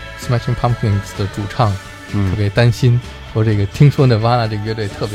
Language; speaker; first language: Chinese; native; Chinese